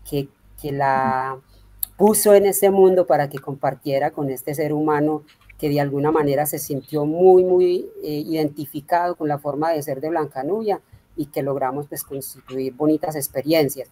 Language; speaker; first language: Spanish; native; Spanish